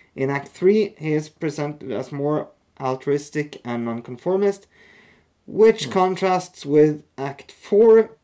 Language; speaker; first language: Norwegian; native; Norwegian